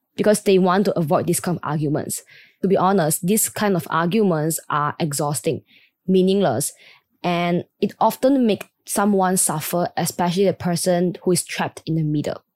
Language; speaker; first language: English; non-native, local second language; Chinese